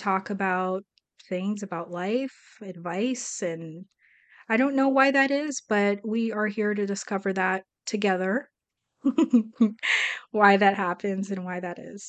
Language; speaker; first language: English; native; English